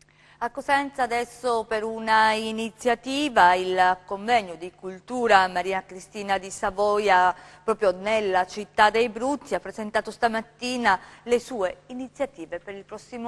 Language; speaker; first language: Italian; native; Italian